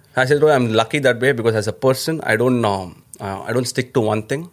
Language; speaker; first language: English; non-native, local second language; Tamil